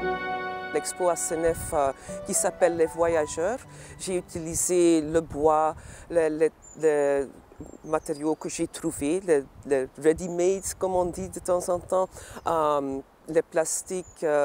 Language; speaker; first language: French; non-native, local second language; Dutch